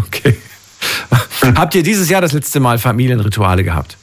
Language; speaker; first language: German; native; German